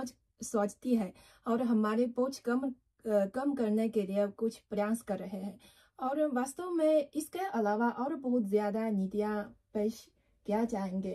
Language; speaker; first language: Hindi; non-native, learner; Chinese